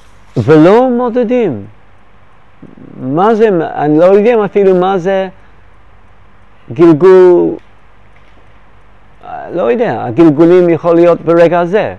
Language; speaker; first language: Hebrew; non-native, fluent; English